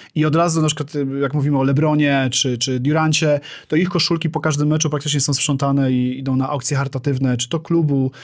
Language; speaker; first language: Polish; native; Polish